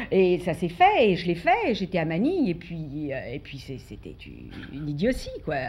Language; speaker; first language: French; native; French